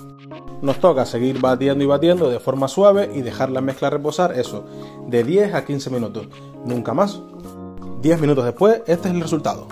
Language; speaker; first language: Spanish; native; Spanish